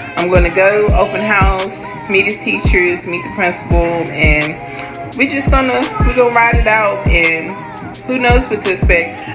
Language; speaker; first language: English; native; English